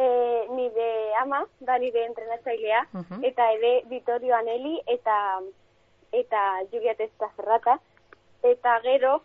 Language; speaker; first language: Basque; non-native, local second language; Spanish